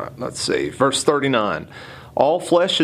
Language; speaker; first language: English; native; English